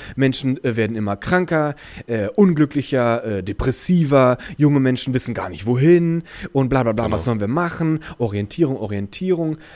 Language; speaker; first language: German; native; German